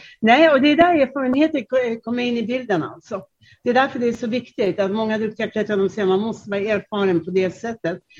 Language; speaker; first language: Swedish; non-native, fluent; Czech